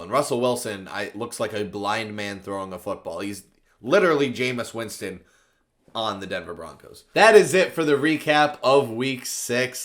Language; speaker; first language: English; native; English